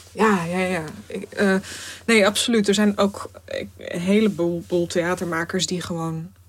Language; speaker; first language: Dutch; early bilingual, other home language; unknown